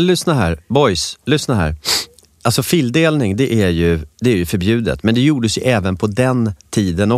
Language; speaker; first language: Swedish; native; Swedish